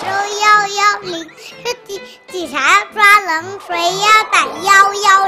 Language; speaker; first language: Chinese; native; Chinese